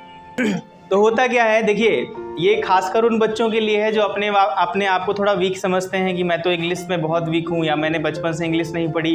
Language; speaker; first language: Hindi; native; Hindi